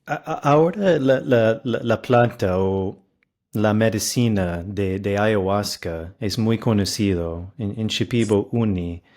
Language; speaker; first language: Spanish; non-native, fluent; English